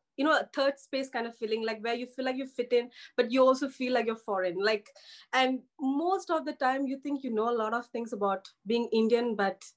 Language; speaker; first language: English; non-native, local second language; Telugu